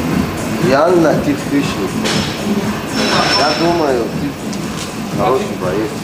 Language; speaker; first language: Russian; non-native, learner; Persian